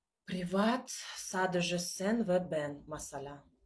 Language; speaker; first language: Turkish; non-native, learner; Russian